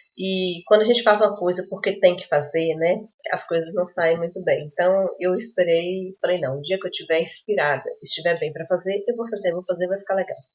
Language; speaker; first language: Portuguese; native; Portuguese